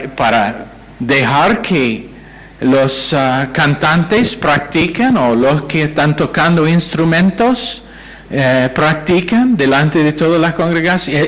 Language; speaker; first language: Spanish; non-native, fluent; English